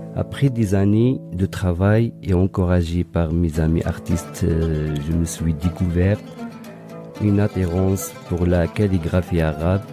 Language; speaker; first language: French; non-native, local second language; Arabic